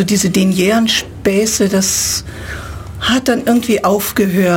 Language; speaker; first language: German; native; German